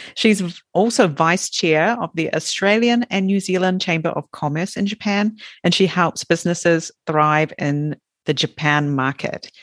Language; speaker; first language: English; native; English